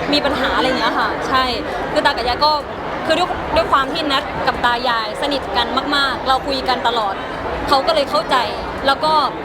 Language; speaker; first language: Thai; native; Thai